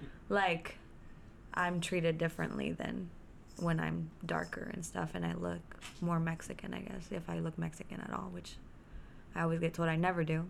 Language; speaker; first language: English; early bilingual, other home language; Spanish